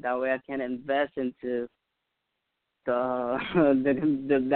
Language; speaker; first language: English; non-native, fluent; Spanish